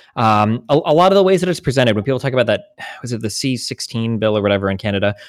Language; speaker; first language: English; native; English